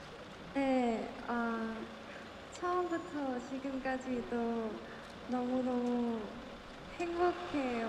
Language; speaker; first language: Korean; non-native, fluent; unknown